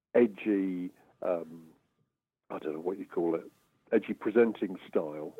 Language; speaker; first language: English; native; English